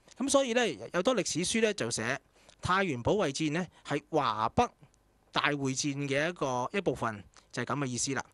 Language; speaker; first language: Cantonese; native; Cantonese